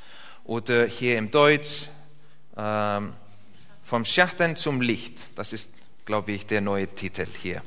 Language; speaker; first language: German; non-native, fluent; Icelandic